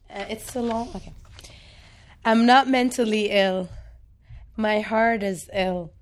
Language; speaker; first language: English; non-native, fluent; Arabic